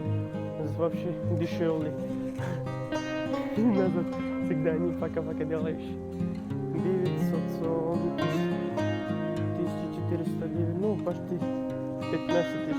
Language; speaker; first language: Russian; non-native, learner; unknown